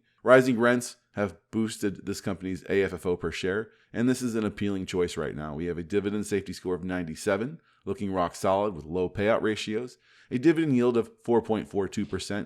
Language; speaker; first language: English; native; English